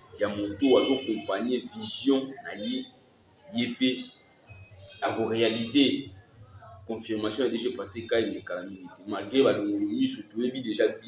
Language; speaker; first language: Lingala; native; Lingala